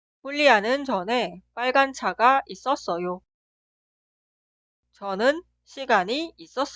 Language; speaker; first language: Korean; non-native, fluent; Spanish